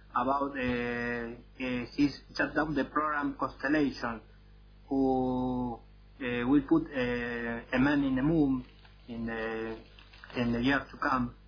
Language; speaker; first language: English; non-native, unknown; Spanish